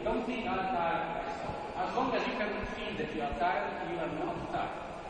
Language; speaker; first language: English; non-native, fluent; Italian